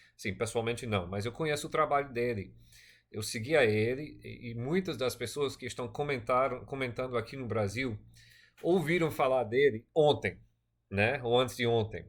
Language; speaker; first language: Portuguese; non-native, fluent; English